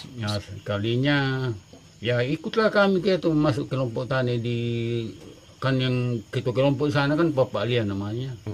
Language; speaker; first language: Indonesian; non-native, local second language; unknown